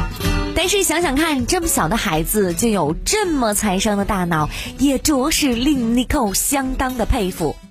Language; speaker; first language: Chinese; native; Chinese